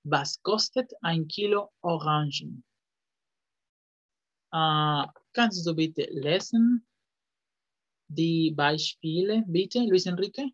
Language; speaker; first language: German; non-native, fluent; Spanish